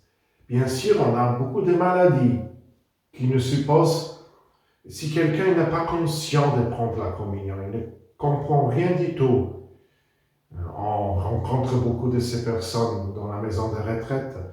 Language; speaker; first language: French; non-native, fluent; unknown